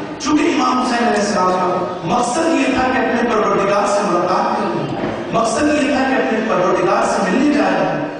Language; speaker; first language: Urdu; native; Urdu